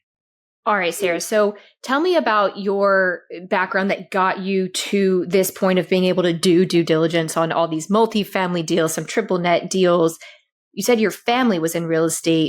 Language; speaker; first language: English; native; English